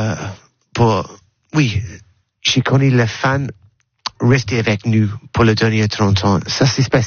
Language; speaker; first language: French; non-native, learner; English